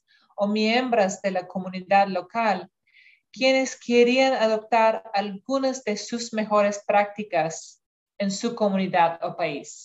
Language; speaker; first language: Spanish; non-native, fluent; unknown